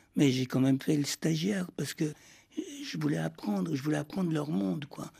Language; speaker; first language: French; early bilingual, heritage; French